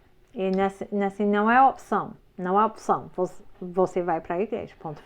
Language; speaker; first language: Portuguese; non-native, fluent; English